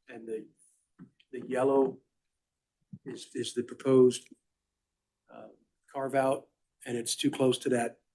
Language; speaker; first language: English; native; English